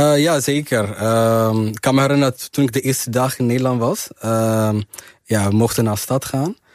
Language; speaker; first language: Dutch; early bilingual, other home language; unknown